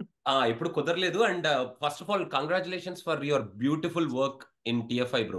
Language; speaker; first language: Telugu; native; Telugu